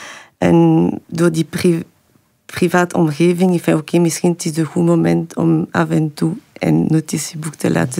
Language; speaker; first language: Dutch; non-native, fluent; French